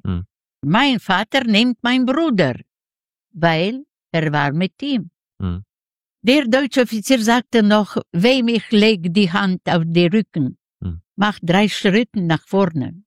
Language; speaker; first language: German; non-native, fluent; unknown